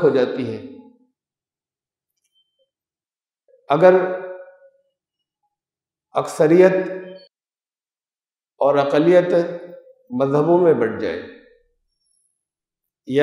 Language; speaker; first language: Urdu; native; Urdu